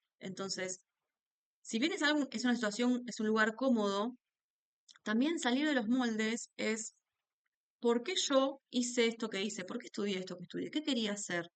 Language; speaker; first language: Spanish; native; Spanish